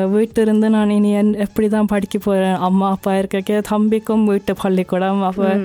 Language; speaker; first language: Tamil; early bilingual, heritage; Norwegian